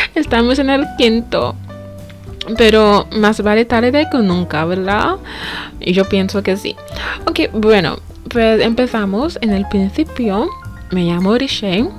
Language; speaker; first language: Spanish; non-native, fluent; English